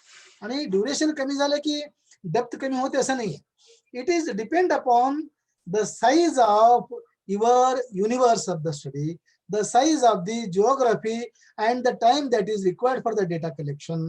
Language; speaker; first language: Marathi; non-native, local second language; Kannada